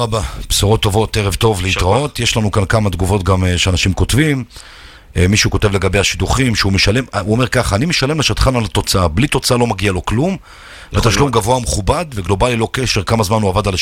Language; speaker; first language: Hebrew; native; Hebrew